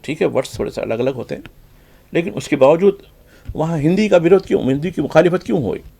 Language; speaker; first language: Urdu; native; Urdu